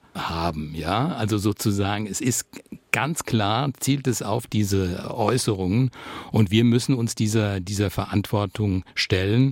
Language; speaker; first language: German; native; German